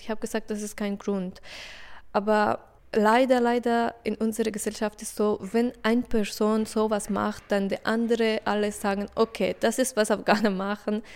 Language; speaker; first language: German; non-native, learner; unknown